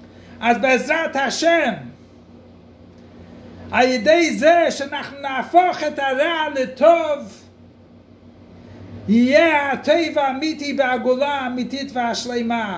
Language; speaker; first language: Hebrew; non-native, fluent; English